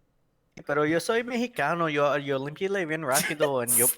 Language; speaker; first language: Spanish; non-native, learner; English